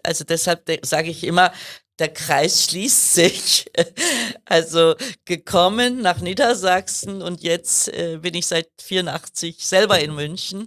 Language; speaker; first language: German; early bilingual, other home language; Kurdish